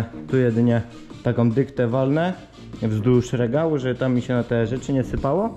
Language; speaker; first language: Polish; native; Polish